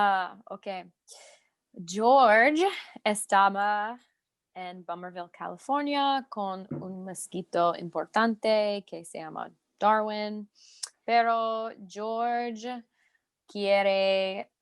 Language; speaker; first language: Spanish; non-native, learner; English